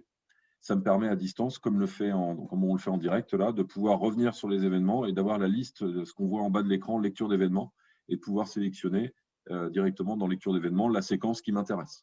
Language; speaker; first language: French; native; French